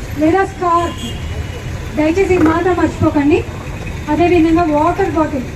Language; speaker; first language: Telugu; native; Telugu